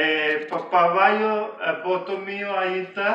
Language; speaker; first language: Spanish; early bilingual, heritage; English